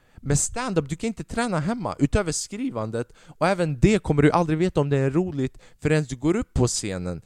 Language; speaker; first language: Swedish; early bilingual, other home language; Albanian